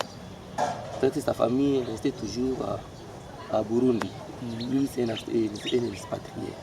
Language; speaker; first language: French; non-native, local second language; Nande